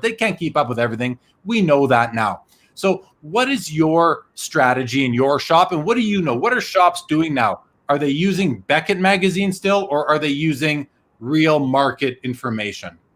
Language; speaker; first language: English; native; English